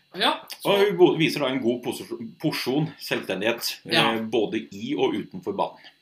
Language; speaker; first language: Norwegian; native; Norwegian